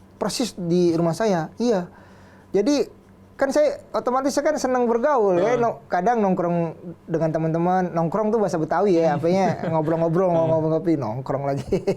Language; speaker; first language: Indonesian; native; Indonesian